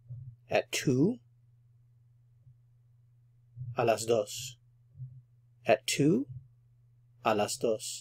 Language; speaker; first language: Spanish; non-native, fluent; English